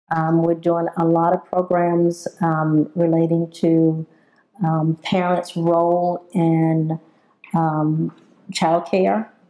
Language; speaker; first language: English; native; English